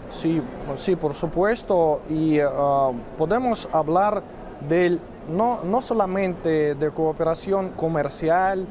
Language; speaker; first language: Spanish; non-native, fluent; Russian